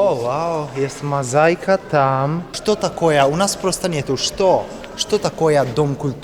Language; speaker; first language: Russian; non-native, fluent; Italian